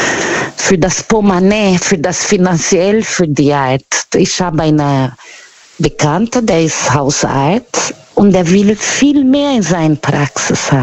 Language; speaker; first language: German; non-native, fluent; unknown